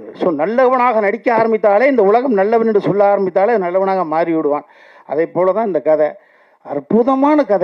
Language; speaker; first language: Tamil; native; Tamil